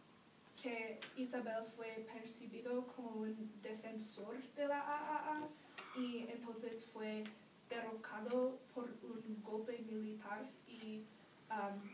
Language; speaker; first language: Spanish; non-native, learner; English